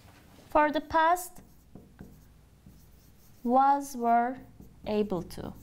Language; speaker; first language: English; non-native, fluent; Turkish